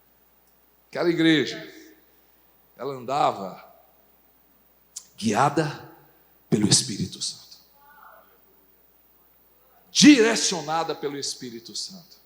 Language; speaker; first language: Portuguese; native; Portuguese